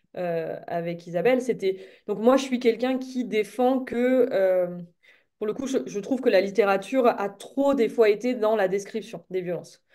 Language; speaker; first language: French; native; French